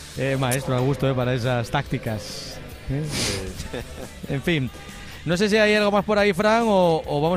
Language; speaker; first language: Spanish; native; Spanish